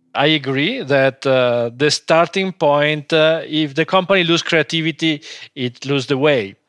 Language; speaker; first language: English; non-native, fluent; Italian